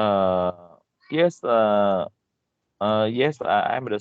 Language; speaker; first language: English; non-native, learner; Vietnamese